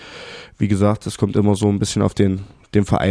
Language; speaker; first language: German; native; German